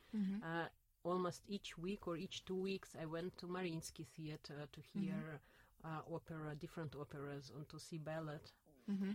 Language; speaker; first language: English; non-native, fluent; Russian